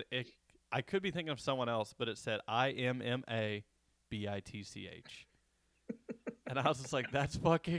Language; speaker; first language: English; native; English